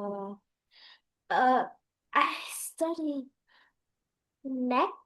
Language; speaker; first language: English; non-native, learner; Vietnamese